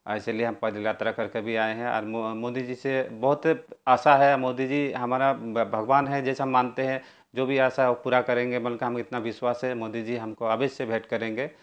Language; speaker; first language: Hindi; non-native, local second language; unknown